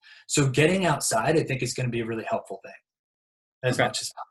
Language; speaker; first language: English; native; English